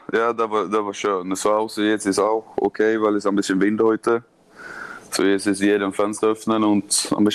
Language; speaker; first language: German; non-native, learner; Swedish